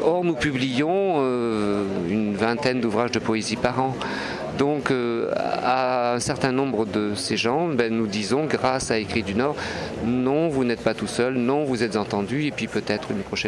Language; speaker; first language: French; native; French